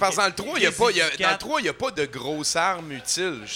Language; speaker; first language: French; native; French